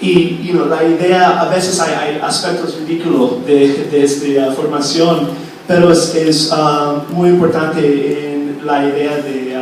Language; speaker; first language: Spanish; non-native, fluent; English